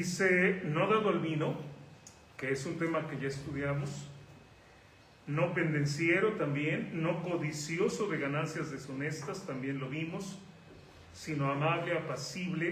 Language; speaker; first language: Spanish; native; Spanish